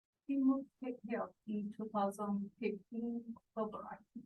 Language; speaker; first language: English; non-native, learner; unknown